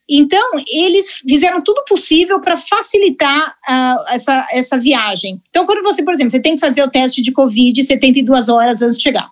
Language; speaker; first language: Portuguese; early bilingual, heritage; Portuguese